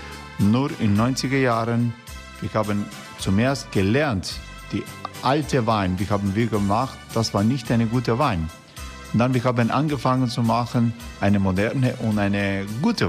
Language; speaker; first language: German; non-native, fluent; Croatian